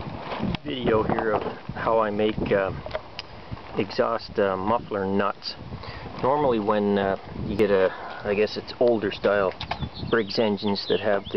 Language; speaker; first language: English; native; English